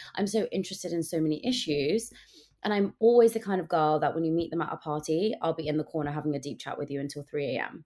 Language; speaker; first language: English; native; English